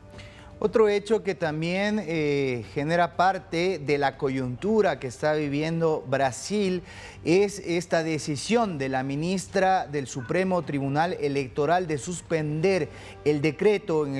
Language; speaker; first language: Spanish; native; Spanish